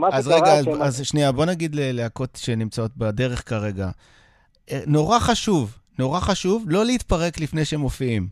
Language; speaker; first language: Hebrew; native; Hebrew